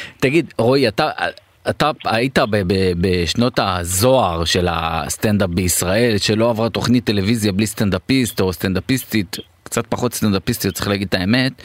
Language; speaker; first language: Hebrew; native; Hebrew